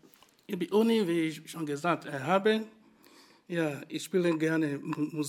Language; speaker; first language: German; non-native, fluent; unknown